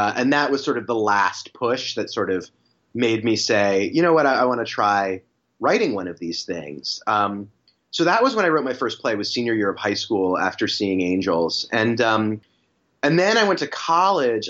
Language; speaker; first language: English; native; English